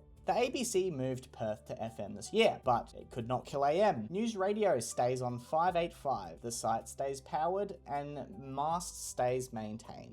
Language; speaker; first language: English; native; English